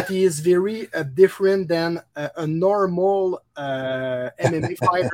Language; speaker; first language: English; non-native, local second language; French